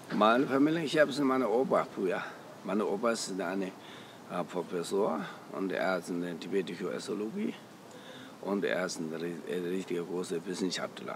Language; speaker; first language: German; non-native, learner; Tibetan